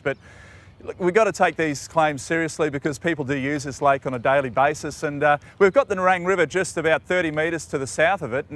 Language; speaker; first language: English; native; English